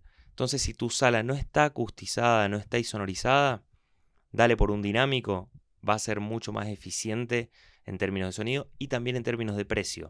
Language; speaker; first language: Spanish; native; Spanish